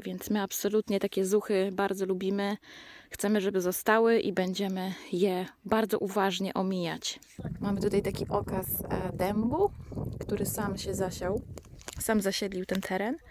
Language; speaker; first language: Polish; native; Polish